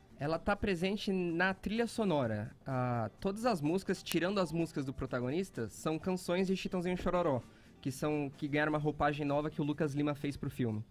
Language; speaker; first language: Portuguese; native; Portuguese